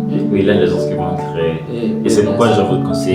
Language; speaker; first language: French; non-native, learner; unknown